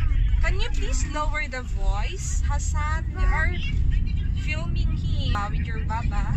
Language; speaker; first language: English; non-native, local second language; Filipino